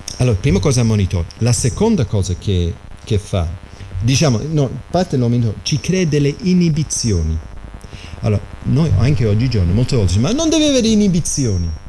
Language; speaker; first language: Italian; non-native, fluent; English